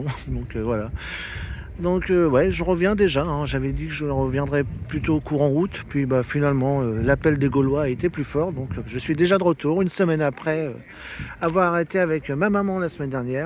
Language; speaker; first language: French; native; French